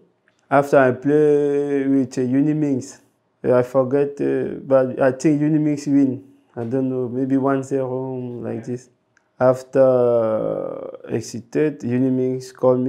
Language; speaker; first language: English; non-native, local second language; French